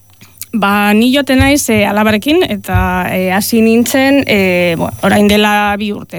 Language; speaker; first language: Basque; non-native, local second language; Spanish